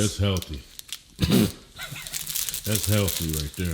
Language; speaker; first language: English; native; English